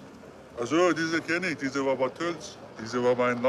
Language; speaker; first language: German; non-native, learner; Turkish